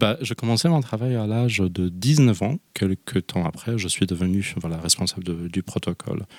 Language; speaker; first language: French; non-native, fluent; Polish